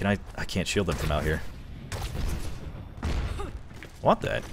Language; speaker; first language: English; native; English